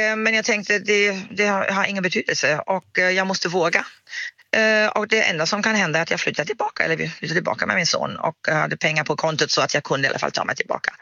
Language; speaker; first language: Swedish; non-native, fluent; German